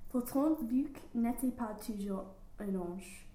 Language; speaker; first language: French; non-native, learner; English